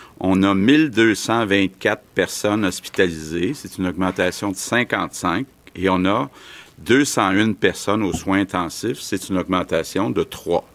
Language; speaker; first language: French; native; French